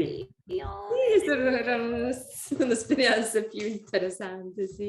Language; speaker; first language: Italian; non-native, learner; English